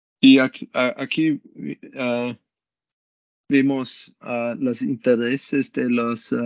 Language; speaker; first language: Spanish; non-native, learner; German